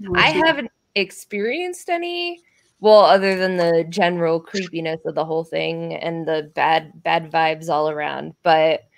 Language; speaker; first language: English; native; English